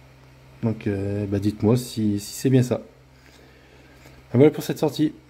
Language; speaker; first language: French; native; French